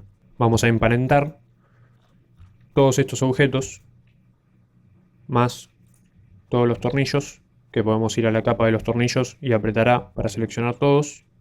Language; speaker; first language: Spanish; native; Spanish